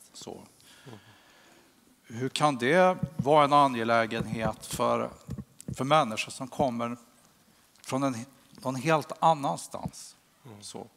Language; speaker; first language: Swedish; native; Swedish